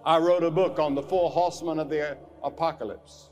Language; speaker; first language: English; native; English